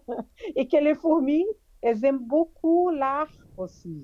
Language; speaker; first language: French; non-native, fluent; Portuguese